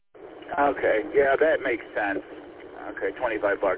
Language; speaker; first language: English; native; English